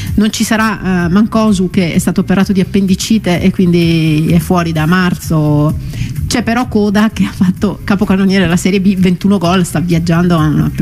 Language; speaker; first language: Italian; native; Italian